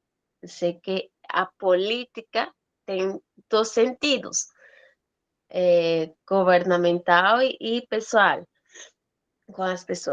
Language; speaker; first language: Portuguese; non-native, fluent; Spanish